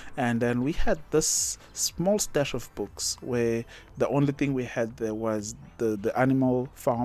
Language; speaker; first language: English; non-native, local second language; Zulu